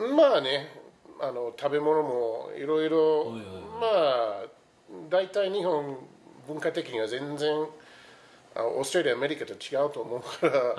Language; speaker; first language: Japanese; non-native, fluent; English